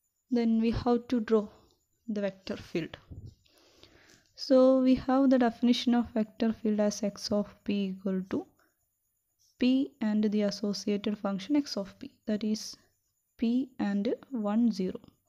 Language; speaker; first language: English; non-native, local second language; Malayalam